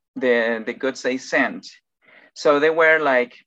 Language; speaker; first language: English; non-native, fluent; Spanish